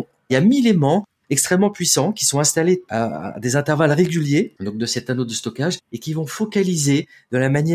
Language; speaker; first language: French; native; French